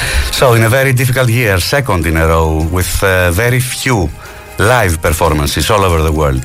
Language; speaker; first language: English; non-native, fluent; Greek